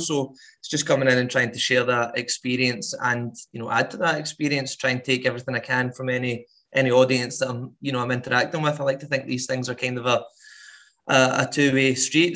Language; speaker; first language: English; native; English